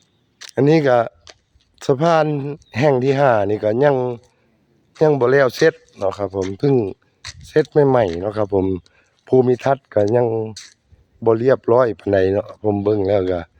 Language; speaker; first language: Thai; non-native, local second language; Northeastern Thai